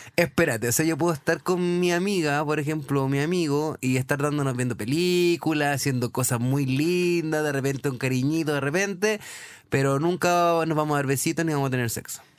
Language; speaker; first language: Spanish; native; Spanish